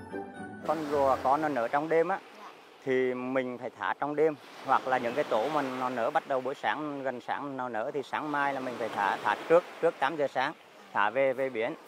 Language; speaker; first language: Vietnamese; native; Vietnamese